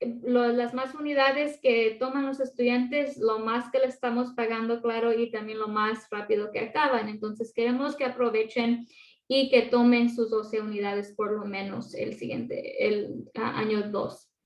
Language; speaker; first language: Spanish; early bilingual, other home language; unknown